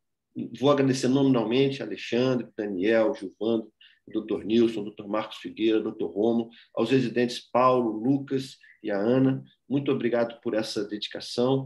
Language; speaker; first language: Portuguese; native; Portuguese